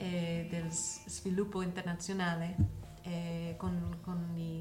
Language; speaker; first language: Italian; non-native, learner; English